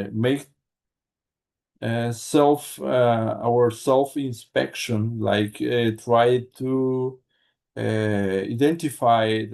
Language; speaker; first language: English; non-native, learner; Spanish